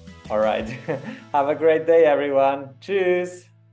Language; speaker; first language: English; non-native, fluent; German